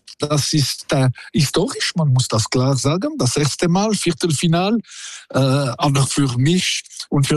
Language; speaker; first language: German; non-native, local second language; French